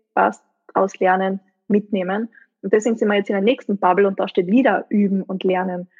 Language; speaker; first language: German; native; German